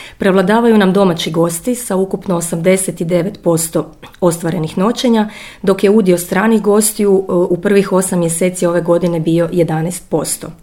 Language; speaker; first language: Croatian; native; Croatian